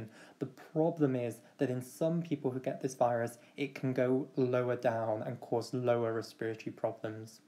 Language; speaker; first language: English; native; English